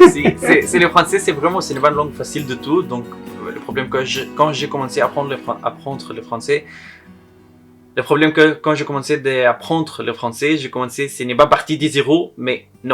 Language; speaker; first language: French; non-native, learner; Arabic